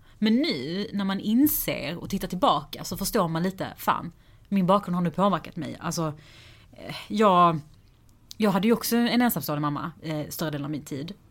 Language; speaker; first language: Swedish; early bilingual, other home language; Persian